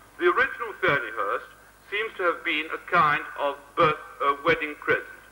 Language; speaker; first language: English; native; English